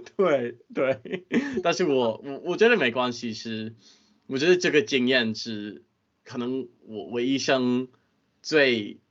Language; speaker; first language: Chinese; non-native, fluent; English